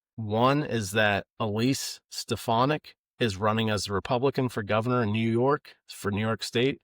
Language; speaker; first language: English; native; English